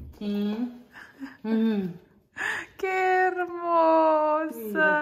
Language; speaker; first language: Spanish; native; Spanish